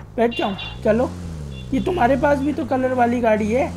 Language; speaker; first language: Hindi; native; Hindi